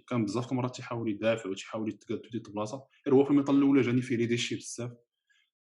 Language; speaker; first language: Arabic; native; Arabic